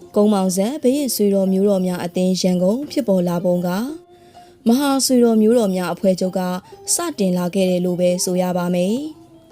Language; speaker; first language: Burmese; native; Burmese